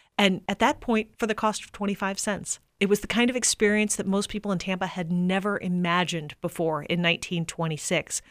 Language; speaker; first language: English; native; English